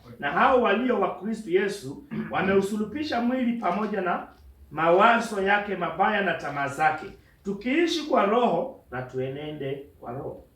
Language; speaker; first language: Swahili; non-native, local second language; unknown